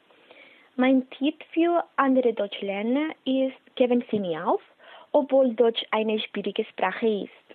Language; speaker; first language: German; non-native, learner; Spanish